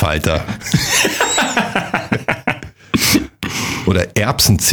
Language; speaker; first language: German; native; German